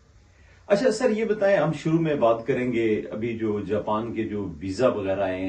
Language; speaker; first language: Hindi; native; Hindi